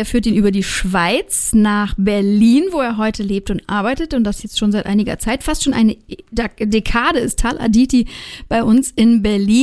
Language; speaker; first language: German; native; German